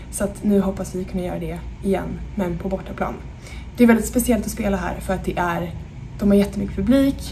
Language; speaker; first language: Swedish; native; Swedish